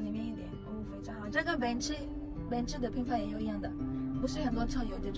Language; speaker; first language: Chinese; non-native, learner; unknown